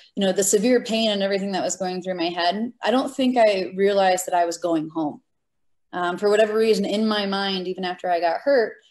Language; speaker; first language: English; native; English